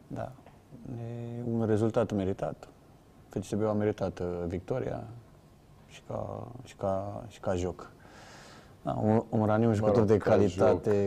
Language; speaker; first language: Romanian; native; Romanian